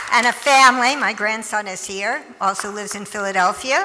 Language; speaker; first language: English; native; English